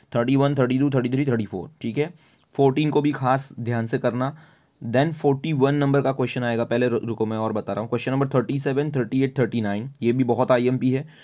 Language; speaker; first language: Hindi; non-native, local second language; Gujarati